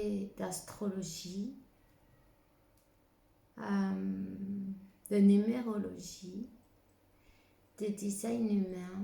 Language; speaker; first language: French; non-native, fluent; Spanish